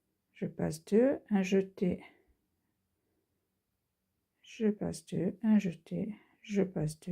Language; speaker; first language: French; native; French